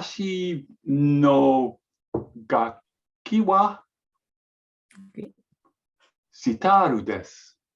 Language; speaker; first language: Japanese; non-native, learner; English